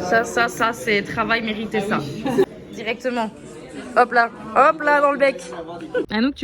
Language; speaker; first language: French; native; French